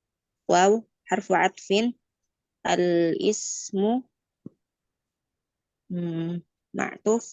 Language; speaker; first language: Arabic; non-native, learner; Indonesian